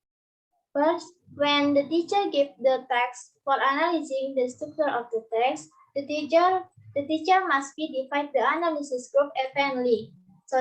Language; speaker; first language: English; non-native, learner; Indonesian